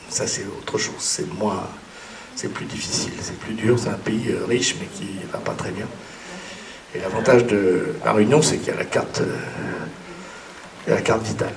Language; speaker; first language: French; native; French